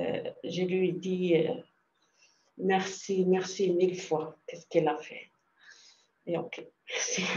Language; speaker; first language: French; non-native, learner; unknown